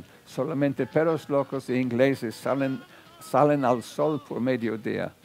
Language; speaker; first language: Spanish; non-native, fluent; English